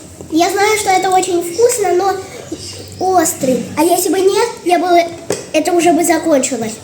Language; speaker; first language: Russian; early bilingual, heritage; Russian